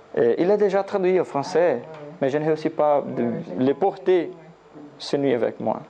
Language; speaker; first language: French; non-native, learner; Portuguese